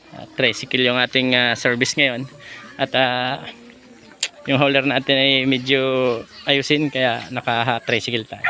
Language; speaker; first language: Filipino; native; Filipino